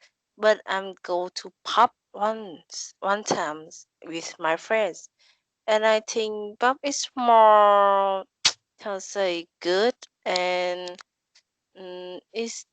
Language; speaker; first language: English; non-native, learner; Vietnamese